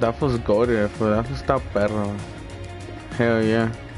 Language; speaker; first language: English; early bilingual, other home language; Spanish